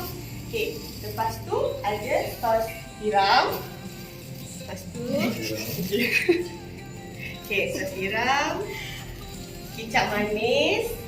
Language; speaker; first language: Malay; native; Malay